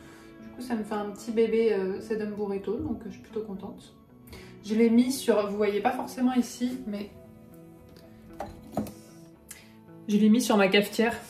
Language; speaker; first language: French; native; French